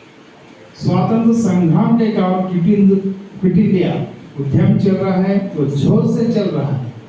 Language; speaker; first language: Hindi; non-native, local second language; Telugu